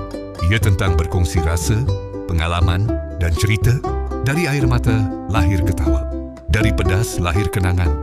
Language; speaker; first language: Malay; native; Malay